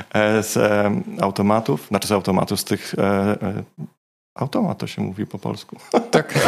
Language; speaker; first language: Polish; native; Polish